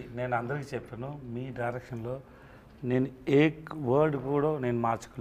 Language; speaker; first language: Telugu; non-native, learner; Tamil